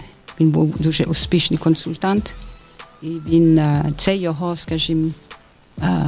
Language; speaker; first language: Ukrainian; early bilingual, heritage; Ukrainian